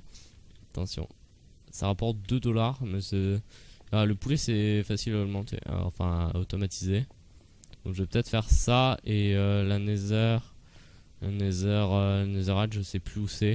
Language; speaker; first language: French; native; French